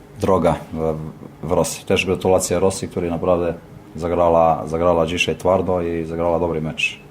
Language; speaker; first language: Polish; non-native, learner; Slovenian